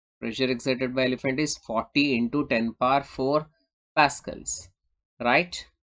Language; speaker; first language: English; non-native, local second language; Urdu